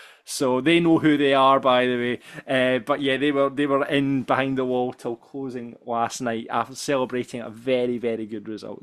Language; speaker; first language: English; native; English